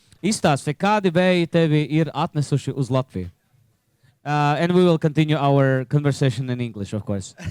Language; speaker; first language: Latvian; native; Latvian